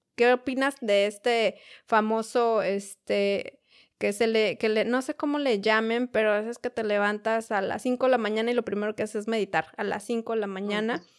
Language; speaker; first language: Spanish; native; Spanish